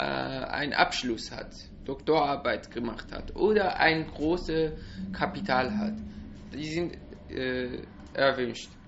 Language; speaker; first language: German; non-native, learner; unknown